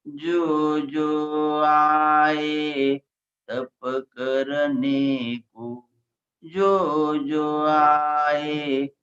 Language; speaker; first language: Hindi; non-native, local second language; Marathi